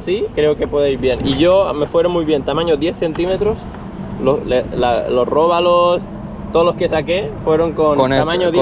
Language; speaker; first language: Spanish; native; Spanish